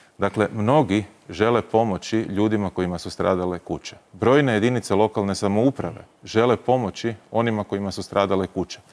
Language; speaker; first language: Croatian; native; Croatian